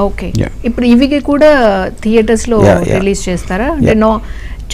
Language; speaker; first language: Telugu; native; Telugu